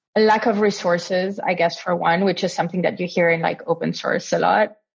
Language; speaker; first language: English; non-native, fluent; Italian